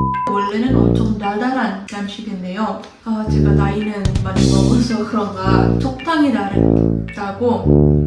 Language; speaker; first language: Korean; non-native, fluent; Indonesian